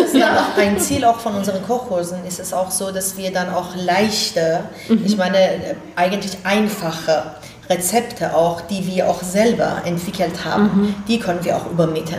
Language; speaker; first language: German; non-native, fluent; Persian